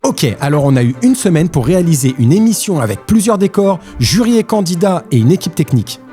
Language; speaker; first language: French; native; French